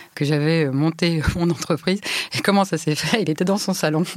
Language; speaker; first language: French; native; French